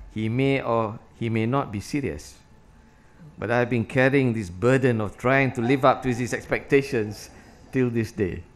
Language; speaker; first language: English; non-native, local second language; Malay